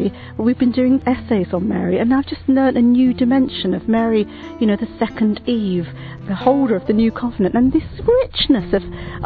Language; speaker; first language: English; native; English